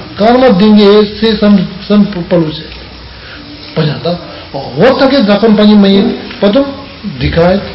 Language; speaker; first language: Russian; non-native, learner; Tibetan